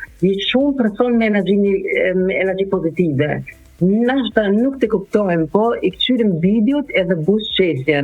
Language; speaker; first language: Albanian; non-native, learner; German